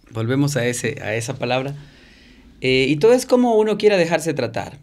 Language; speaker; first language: Spanish; native; Spanish